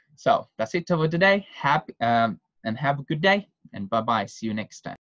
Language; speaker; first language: English; non-native, fluent; Vietnamese